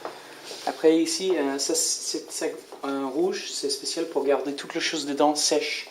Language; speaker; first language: French; non-native, learner; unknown